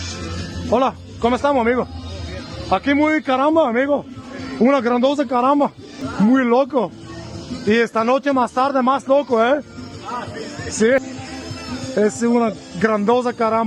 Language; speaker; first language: Spanish; non-native, learner; Bulgarian